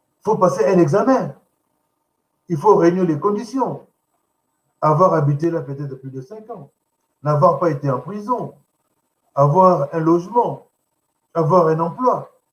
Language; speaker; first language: French; non-native, local second language; Lingala